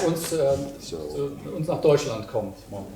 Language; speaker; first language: German; native; German